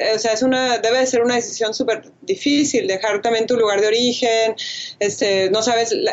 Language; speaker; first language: Spanish; native; Spanish